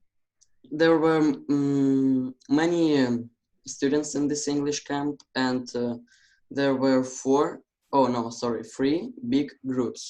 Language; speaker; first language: English; non-native, learner; Russian